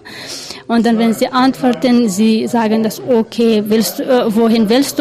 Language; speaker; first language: German; non-native, learner; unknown